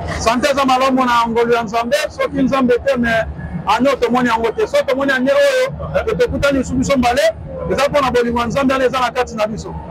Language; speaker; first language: Lingala; native; Lingala